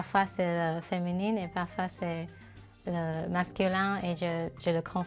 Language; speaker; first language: French; non-native, learner; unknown